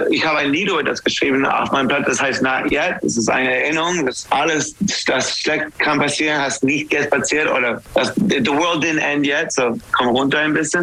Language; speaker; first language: German; non-native, fluent; English